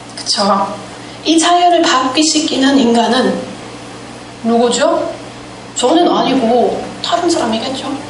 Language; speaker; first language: Korean; non-native, fluent; German